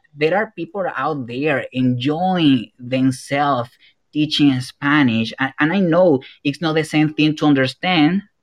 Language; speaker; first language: English; non-native, fluent; Spanish